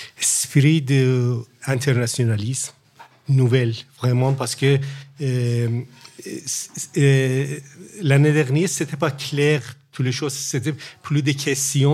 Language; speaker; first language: French; non-native, learner; Persian